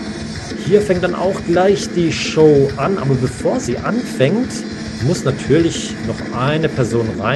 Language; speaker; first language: German; native; German